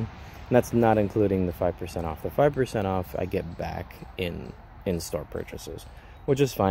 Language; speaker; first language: English; native; English